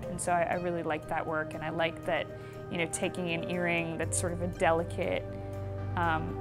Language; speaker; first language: English; native; English